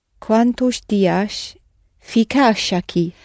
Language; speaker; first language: Portuguese; non-native, learner; English